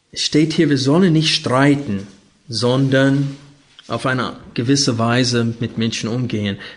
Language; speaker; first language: German; non-native, fluent; English